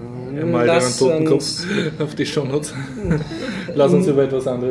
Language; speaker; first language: German; native; German